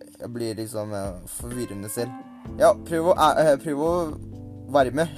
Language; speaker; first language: Norwegian; non-native, learner; Thai